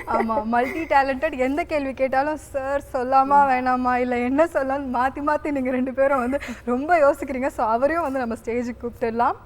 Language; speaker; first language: Tamil; native; Tamil